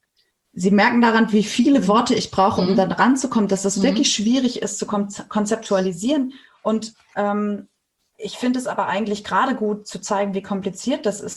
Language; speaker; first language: German; native; German